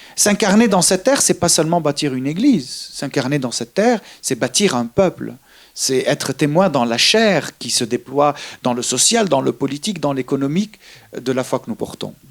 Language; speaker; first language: French; non-native, local second language; Arabic